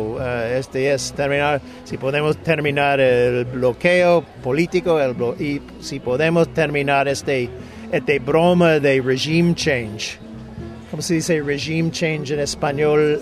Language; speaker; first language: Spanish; non-native, fluent; English